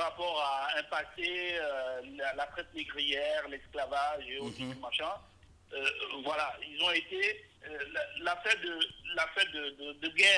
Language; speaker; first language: French; native; French